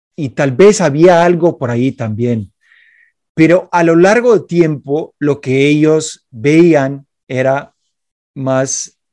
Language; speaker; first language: Spanish; non-native, fluent; English